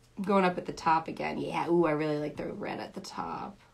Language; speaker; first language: English; native; English